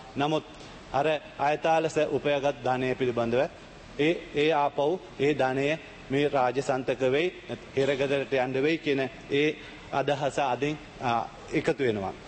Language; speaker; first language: Sinhala; non-native, local second language; Tamil